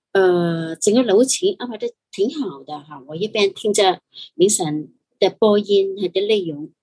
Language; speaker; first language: Chinese; non-native, fluent; Cantonese